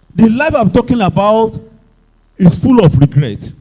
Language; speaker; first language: English; non-native, local second language; Yoruba